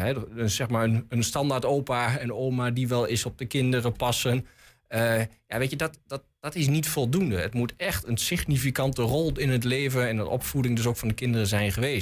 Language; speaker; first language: Dutch; native; Dutch